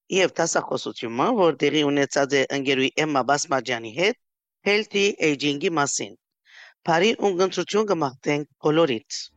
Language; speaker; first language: Armenian; early bilingual, heritage; Armenian